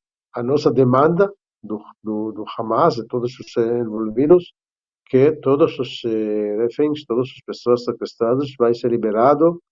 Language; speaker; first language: Portuguese; non-native, fluent; Hebrew